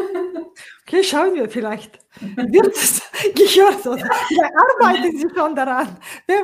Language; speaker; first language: German; non-native, fluent; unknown